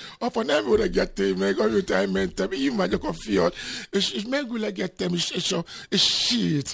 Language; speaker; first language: Hungarian; non-native, fluent; Yoruba